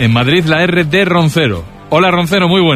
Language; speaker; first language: Spanish; native; Spanish